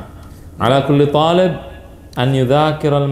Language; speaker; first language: Arabic; non-native, fluent; Indonesian